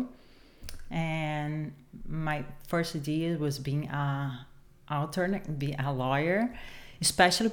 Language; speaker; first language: English; non-native, fluent; Portuguese